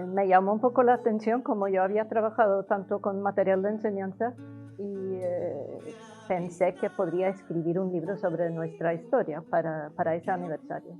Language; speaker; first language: Spanish; non-native, fluent; Norwegian